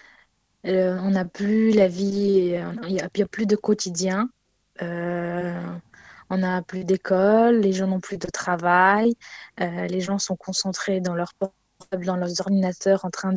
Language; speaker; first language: French; non-native, fluent; Ukrainian